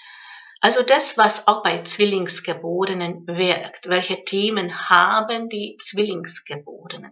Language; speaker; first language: German; non-native, fluent; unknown